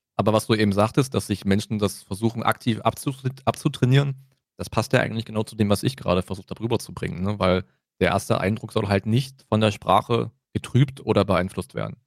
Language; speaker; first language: German; native; German